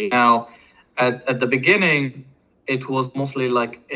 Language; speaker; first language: English; non-native, fluent; Arabic